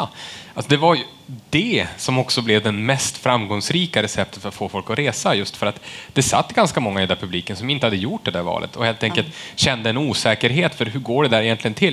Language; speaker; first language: Swedish; native; Swedish